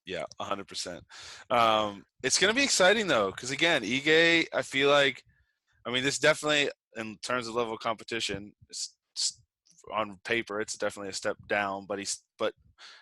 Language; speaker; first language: English; native; English